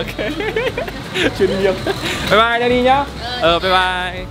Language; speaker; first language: Vietnamese; native; Vietnamese